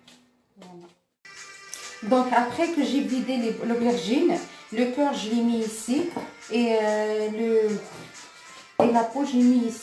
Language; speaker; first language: French; non-native, local second language; Arabic